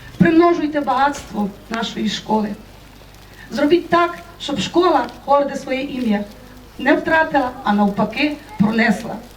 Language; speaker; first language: Ukrainian; native; Ukrainian